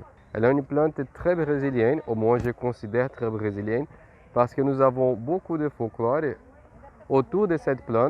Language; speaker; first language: French; non-native, fluent; Portuguese